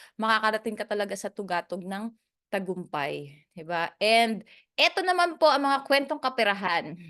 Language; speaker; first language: Filipino; non-native, local second language; Cebuano